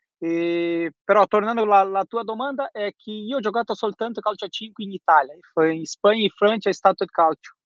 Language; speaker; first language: Italian; non-native, fluent; Portuguese